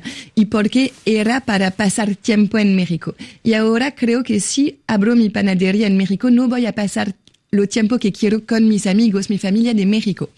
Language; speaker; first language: Spanish; non-native, fluent; French